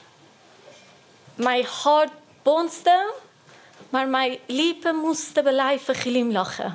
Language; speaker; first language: Dutch; non-native, learner; Persian